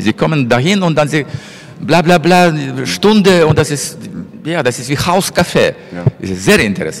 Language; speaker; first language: German; non-native, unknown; Russian